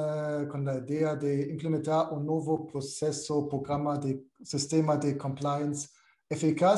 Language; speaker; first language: Spanish; non-native, fluent; German